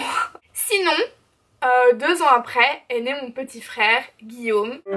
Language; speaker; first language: French; native; French